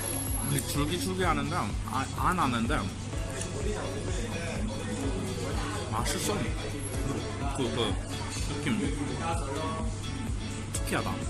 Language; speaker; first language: Korean; non-native, fluent; English